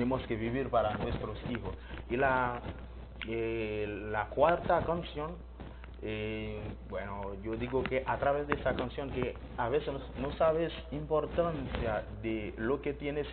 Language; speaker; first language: Spanish; non-native, learner; Haitian Creole